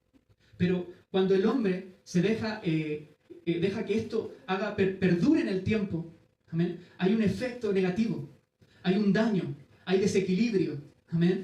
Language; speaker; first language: Spanish; native; Spanish